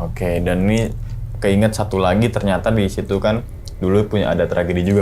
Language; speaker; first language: Indonesian; native; Indonesian